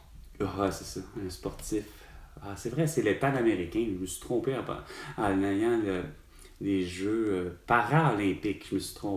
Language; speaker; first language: French; native; French